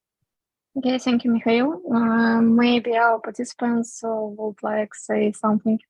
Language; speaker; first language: English; non-native, fluent; Russian